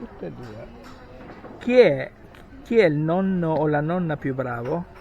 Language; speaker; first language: Italian; native; Italian